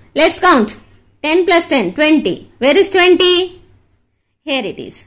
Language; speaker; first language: English; non-native, local second language; Telugu